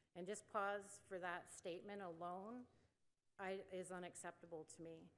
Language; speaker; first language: English; native; English